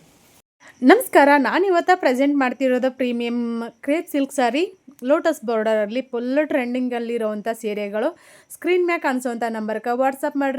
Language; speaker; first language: Kannada; native; Kannada